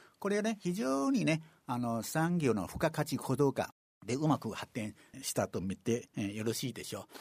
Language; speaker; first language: Japanese; non-native, fluent; Chinese